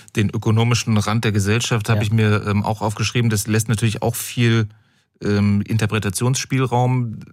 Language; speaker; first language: German; native; German